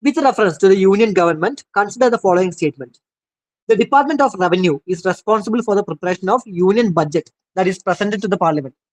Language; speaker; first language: English; non-native, local second language; Malayalam